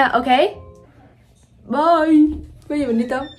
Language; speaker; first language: Vietnamese; early bilingual, heritage; Vietnamese